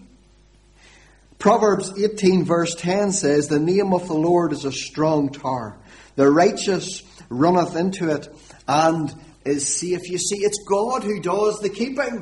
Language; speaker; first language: English; native; English